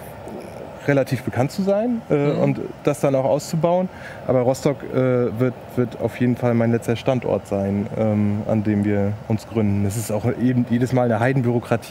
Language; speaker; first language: German; native; German